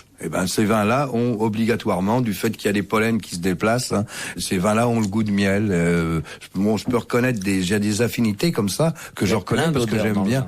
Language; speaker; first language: French; native; French